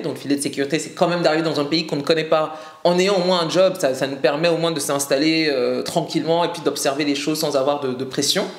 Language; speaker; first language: French; native; French